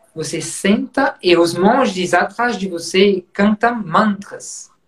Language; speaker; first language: Portuguese; non-native, fluent; French